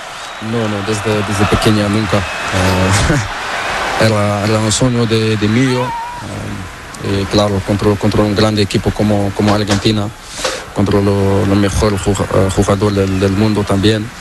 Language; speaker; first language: Spanish; non-native, learner; Portuguese